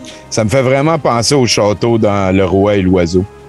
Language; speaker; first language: French; native; French